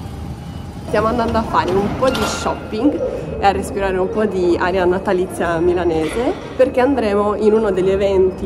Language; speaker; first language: Italian; native; Italian